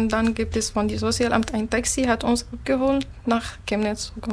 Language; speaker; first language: German; non-native, learner; Arabic